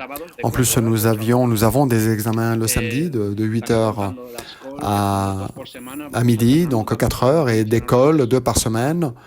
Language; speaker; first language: French; non-native, fluent; Spanish